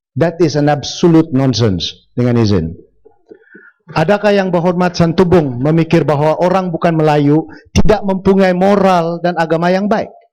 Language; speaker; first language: Malay; non-native, local second language; Central Dusun